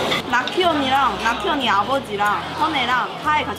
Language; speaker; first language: Korean; non-native, learner; Chinese